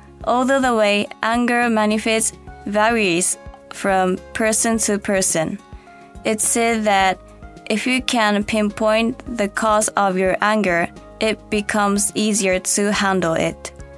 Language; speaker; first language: English; non-native, fluent; Japanese